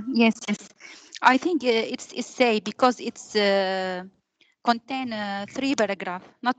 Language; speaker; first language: English; non-native, learner; Arabic